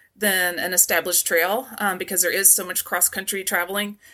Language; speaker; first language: English; native; English